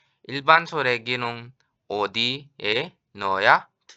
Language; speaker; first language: Korean; non-native, fluent; Urdu